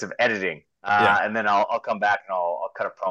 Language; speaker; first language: English; native; English